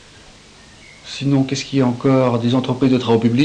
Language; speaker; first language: French; native; French